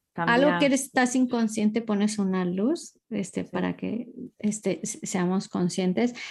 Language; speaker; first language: Spanish; early bilingual, heritage; Spanish